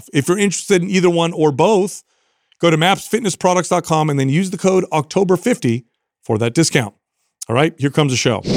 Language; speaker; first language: English; native; English